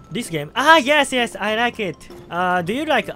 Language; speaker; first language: English; non-native, learner; Japanese